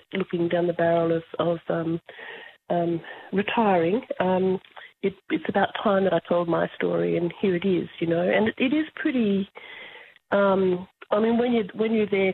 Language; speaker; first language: English; native; English